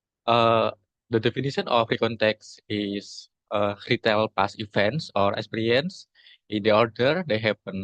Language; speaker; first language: English; non-native, learner; Indonesian